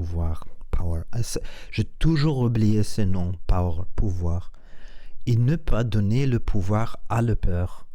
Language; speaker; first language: French; non-native, learner; Spanish